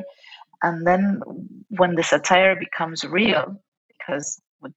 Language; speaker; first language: English; non-native, fluent; Spanish